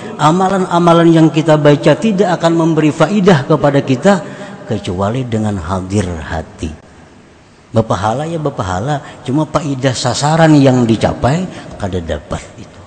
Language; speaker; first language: Indonesian; non-native, local second language; Banjar